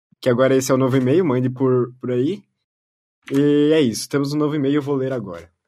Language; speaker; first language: Portuguese; native; Portuguese